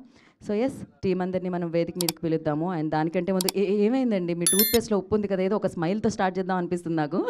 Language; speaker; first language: Telugu; native; Telugu